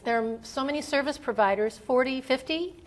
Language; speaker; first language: English; native; English